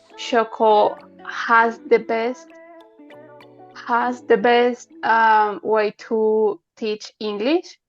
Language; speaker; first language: English; non-native, learner; Spanish